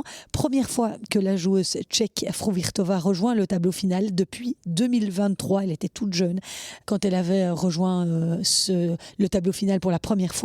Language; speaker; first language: French; native; French